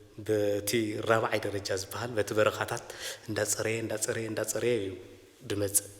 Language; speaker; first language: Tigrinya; non-native, local second language; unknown